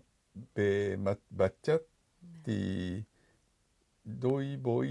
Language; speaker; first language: Vietnamese; non-native, fluent; Japanese